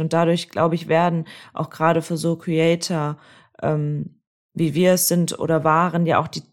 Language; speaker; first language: German; native; German